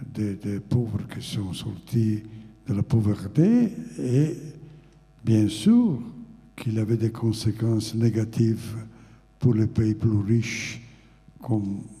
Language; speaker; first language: French; non-native, fluent; Italian